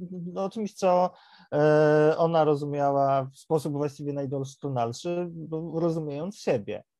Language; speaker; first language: Polish; native; Polish